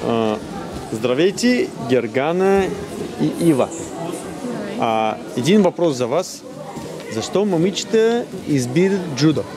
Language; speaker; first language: Bulgarian; non-native, learner; Russian